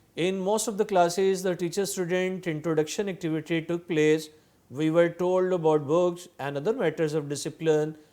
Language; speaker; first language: English; non-native, local second language; Urdu